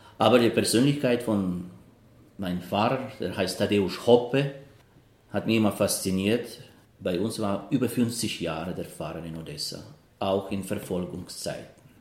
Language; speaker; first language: German; non-native, fluent; Russian